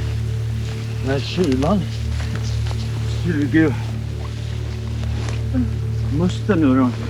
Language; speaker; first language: Swedish; native; Swedish